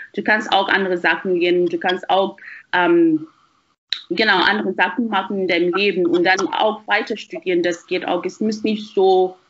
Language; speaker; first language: German; non-native, fluent; Shona